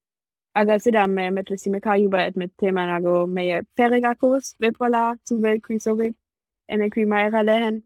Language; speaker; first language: Estonian; non-native, learner; German